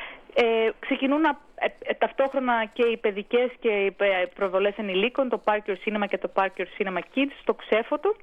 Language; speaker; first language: Greek; native; Greek